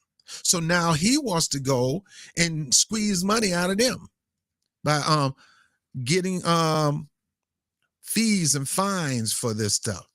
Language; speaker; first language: English; native; English